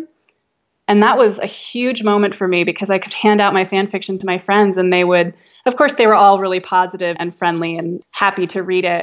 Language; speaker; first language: English; native; English